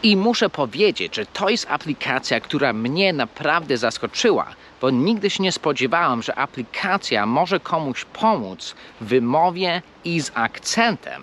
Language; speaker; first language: Polish; non-native, fluent; English